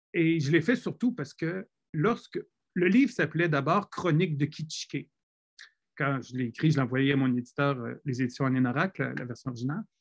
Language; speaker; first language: French; native; French